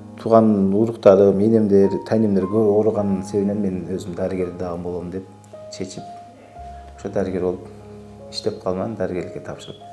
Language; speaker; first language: Kyrgyz; non-native, local second language; Uzbek